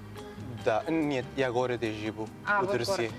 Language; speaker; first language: Russian; non-native, learner; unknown